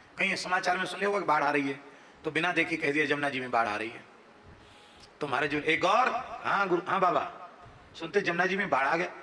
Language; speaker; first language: Hindi; native; Hindi